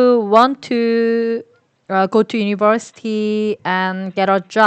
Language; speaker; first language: English; non-native, learner; Korean